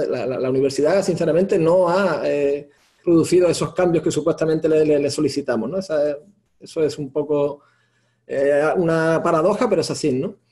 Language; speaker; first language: Spanish; native; Spanish